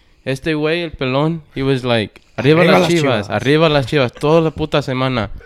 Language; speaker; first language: Spanish; early bilingual, heritage; Spanish